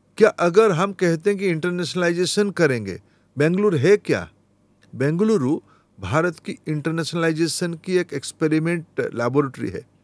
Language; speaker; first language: Hindi; non-native, local second language; Odia